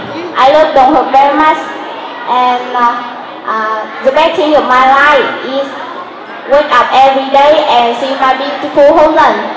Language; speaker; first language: English; non-native, learner; Vietnamese